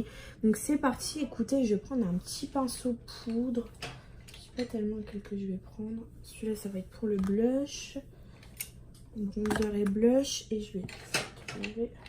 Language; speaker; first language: French; native; French